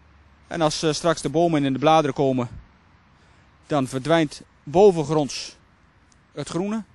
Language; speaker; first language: Dutch; native; Dutch